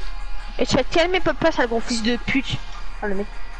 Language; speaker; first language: French; native; French